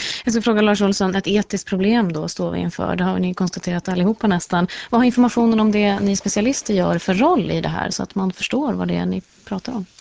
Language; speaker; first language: Swedish; native; Swedish